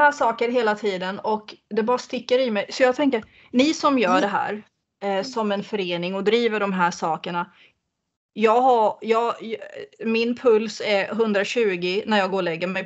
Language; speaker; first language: Swedish; native; Swedish